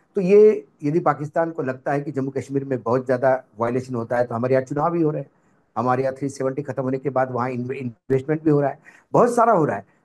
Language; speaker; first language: Hindi; non-native, local second language; Marathi